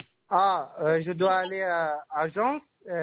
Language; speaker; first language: French; non-native, learner; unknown